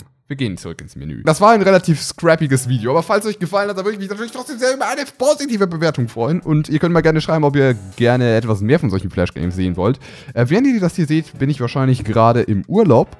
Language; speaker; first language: German; native; German